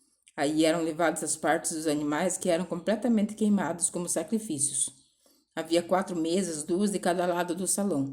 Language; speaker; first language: Portuguese; native; Portuguese